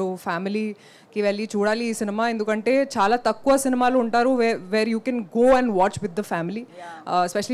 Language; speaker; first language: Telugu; non-native, fluent; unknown